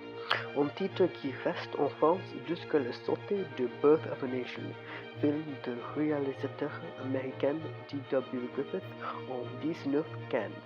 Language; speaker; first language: French; non-native, learner; English